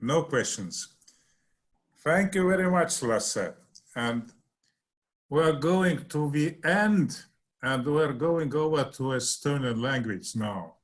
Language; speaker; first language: English; non-native, fluent; Estonian